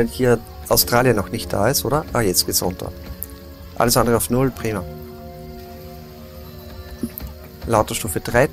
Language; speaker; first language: German; native; German